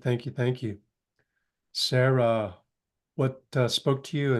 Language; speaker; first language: English; native; English